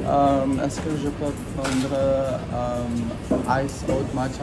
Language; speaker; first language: French; non-native, learner; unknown